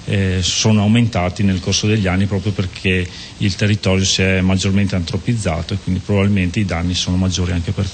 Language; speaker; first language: Italian; native; Italian